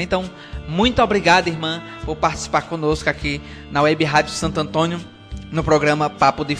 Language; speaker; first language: Portuguese; native; Portuguese